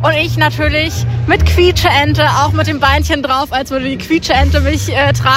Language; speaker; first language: German; native; German